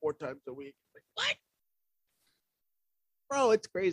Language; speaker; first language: English; native; English